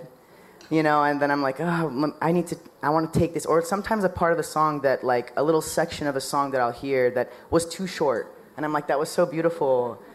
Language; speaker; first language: English; native; English